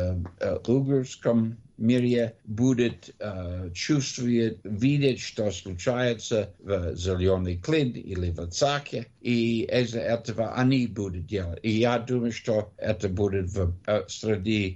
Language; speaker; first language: Russian; non-native, learner; English